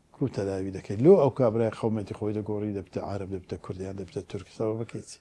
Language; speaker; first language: Central Kurdish; non-native, local second language; Turkish